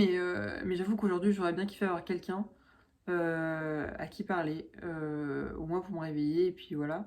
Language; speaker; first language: French; native; French